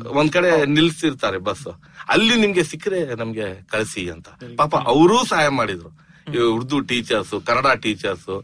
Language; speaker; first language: Kannada; non-native, local second language; Urdu